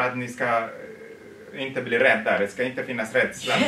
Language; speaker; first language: Swedish; non-native, fluent; Tigrinya